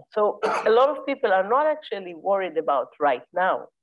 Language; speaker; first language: English; non-native, fluent; Hebrew